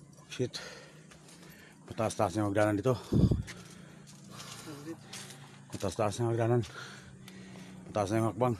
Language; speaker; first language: Filipino; non-native, local second language; Cebuano